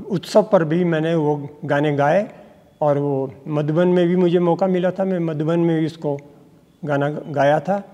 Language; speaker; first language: Hindi; native; Hindi